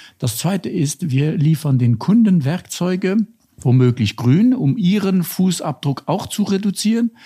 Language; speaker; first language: German; non-native, local second language; Luxembourgish